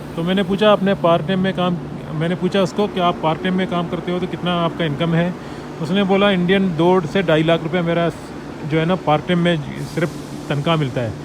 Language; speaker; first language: Urdu; native; Urdu